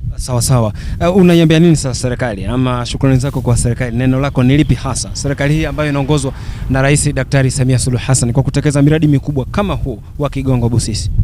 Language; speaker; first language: Swahili; native; Swahili